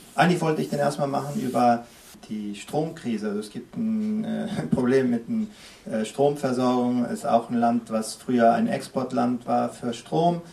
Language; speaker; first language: German; early bilingual, other home language; Spanish